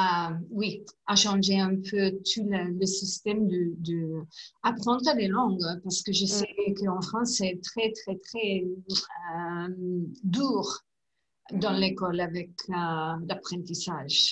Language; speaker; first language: French; non-native, learner; English